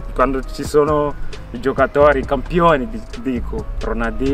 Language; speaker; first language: Italian; non-native, learner; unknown